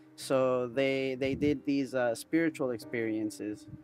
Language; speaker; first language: English; early bilingual, other home language; Spanish